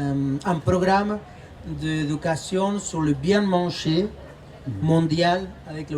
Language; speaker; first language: French; non-native, fluent; Spanish